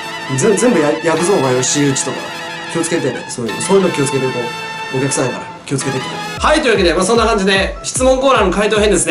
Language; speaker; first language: Japanese; native; Japanese